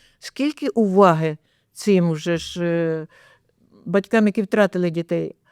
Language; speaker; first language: Ukrainian; native; Ukrainian